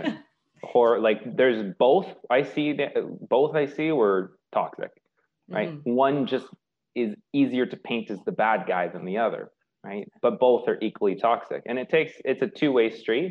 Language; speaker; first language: English; native; English